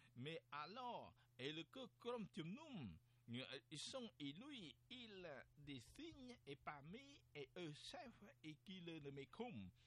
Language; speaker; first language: French; non-native, learner; Khmer